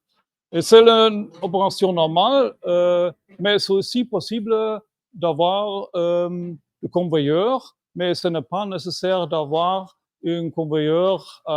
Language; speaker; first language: French; non-native, fluent; German